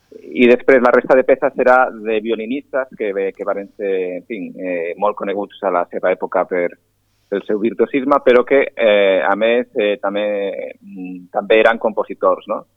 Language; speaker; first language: Catalan; non-native, local second language; Galician